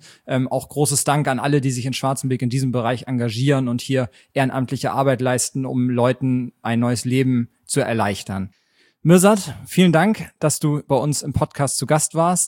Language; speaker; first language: German; native; German